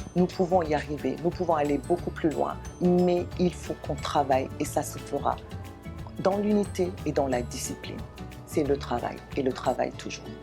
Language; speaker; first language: French; non-native, local second language; Wolof